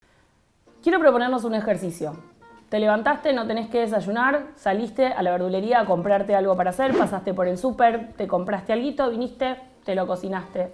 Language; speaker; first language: Spanish; native; Spanish